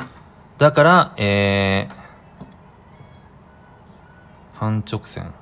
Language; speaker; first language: Japanese; native; Japanese